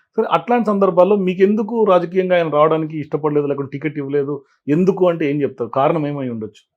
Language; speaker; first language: Telugu; native; Telugu